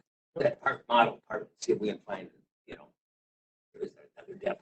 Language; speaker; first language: English; native; English